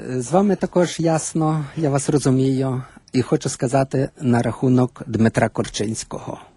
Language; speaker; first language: Ukrainian; native; Ukrainian